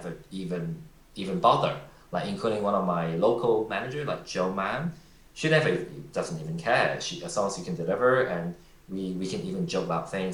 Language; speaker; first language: English; non-native, local second language; Cantonese